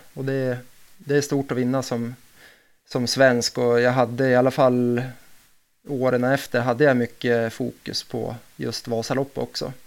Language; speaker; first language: Swedish; native; Swedish